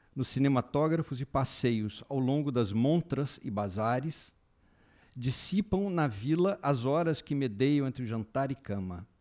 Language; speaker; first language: Portuguese; native; Portuguese